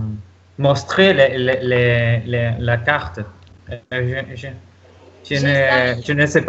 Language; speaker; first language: French; non-native, learner; Spanish